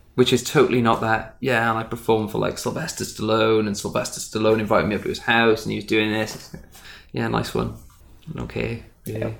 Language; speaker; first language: English; native; English